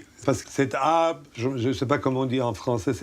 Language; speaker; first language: French; non-native, fluent; Turkish